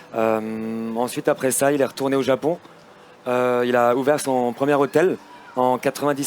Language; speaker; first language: French; native; French